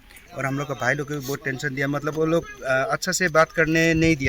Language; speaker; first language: Hindi; non-native, local second language; Nepali